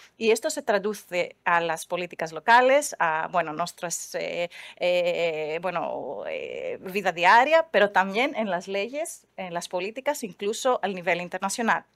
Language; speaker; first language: Spanish; non-native, fluent; Greek